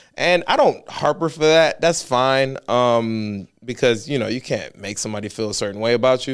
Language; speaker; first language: English; early bilingual, other home language; Spanish